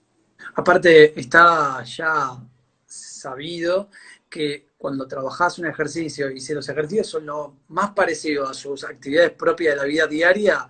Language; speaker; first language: Spanish; native; Spanish